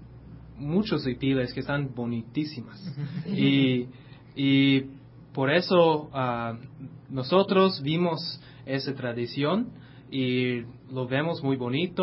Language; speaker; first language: Spanish; non-native, fluent; English